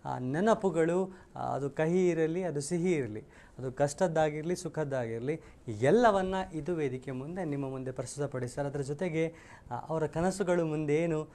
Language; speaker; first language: Kannada; native; Kannada